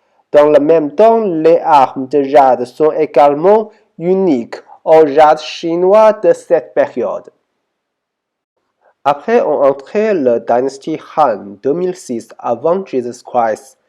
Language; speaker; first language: French; non-native, learner; Chinese